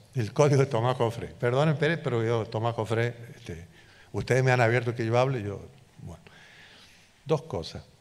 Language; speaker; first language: Spanish; native; Spanish